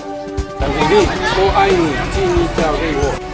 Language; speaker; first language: Chinese; non-native, learner; Spanish